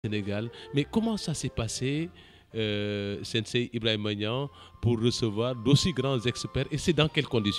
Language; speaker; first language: French; non-native, local second language; Wolof